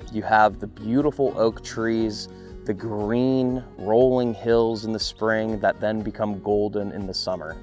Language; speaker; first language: English; native; English